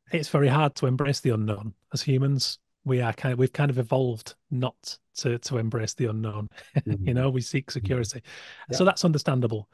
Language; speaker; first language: English; native; English